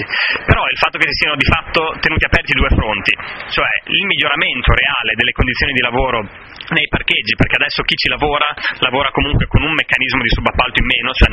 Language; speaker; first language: Italian; native; Italian